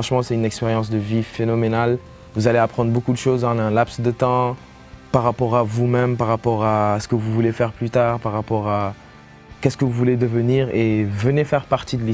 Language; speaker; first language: French; non-native, local second language; Wolof